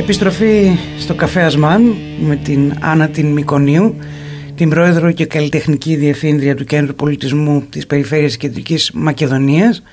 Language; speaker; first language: Greek; native; Greek